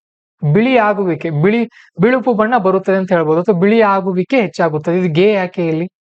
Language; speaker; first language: Kannada; native; Kannada